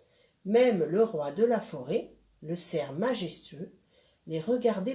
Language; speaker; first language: French; native; French